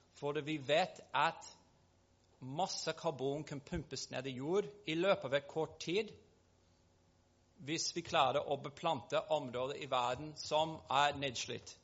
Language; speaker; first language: Norwegian; non-native, fluent; English